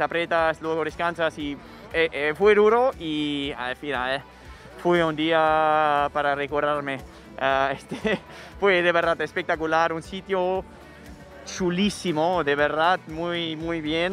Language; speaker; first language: Spanish; non-native, fluent; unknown